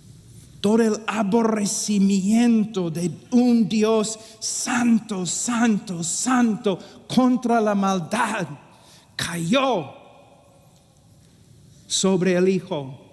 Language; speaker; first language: Spanish; non-native, fluent; English